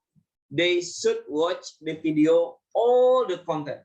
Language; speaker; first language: English; non-native, fluent; Indonesian